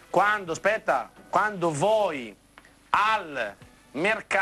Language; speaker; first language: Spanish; non-native, learner; Italian